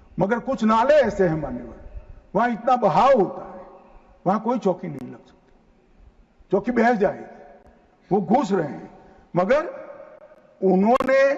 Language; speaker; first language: Hindi; native; Hindi